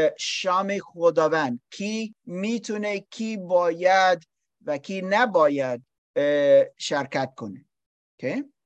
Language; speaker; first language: Persian; non-native, learner; English